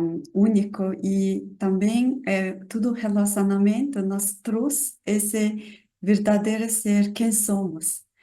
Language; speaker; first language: Portuguese; non-native, learner; Mongolian